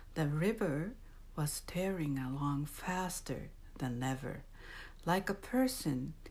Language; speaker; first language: English; non-native, fluent; Japanese